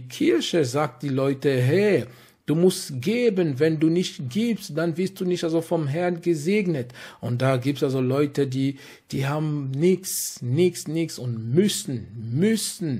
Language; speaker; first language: German; non-native, fluent; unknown